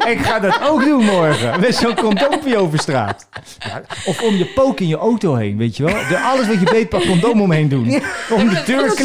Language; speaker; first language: Dutch; native; Dutch